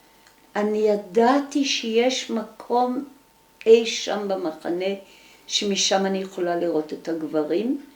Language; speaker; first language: Hebrew; early bilingual, other home language; Dutch